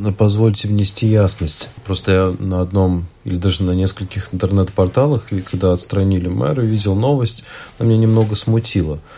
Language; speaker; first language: Russian; native; Russian